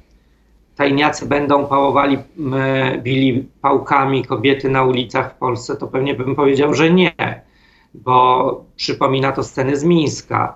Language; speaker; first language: Polish; native; Polish